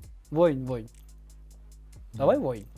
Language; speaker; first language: Russian; non-native, learner; Kazakh